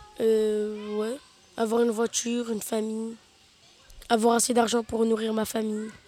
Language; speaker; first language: French; early bilingual, other home language; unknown